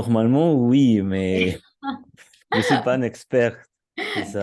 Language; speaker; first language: French; non-native, learner; Spanish